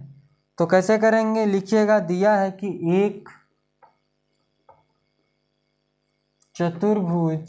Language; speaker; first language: Hindi; native; Hindi